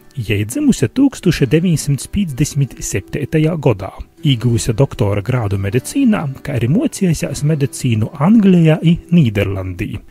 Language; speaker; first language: Latvian; native; Latvian